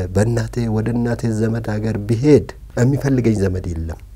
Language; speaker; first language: Amharic; early bilingual, other home language; Oromo